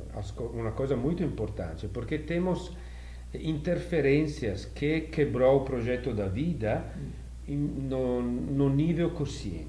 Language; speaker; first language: Portuguese; non-native, fluent; Italian